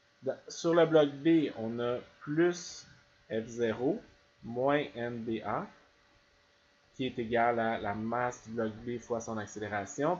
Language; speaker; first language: French; native; French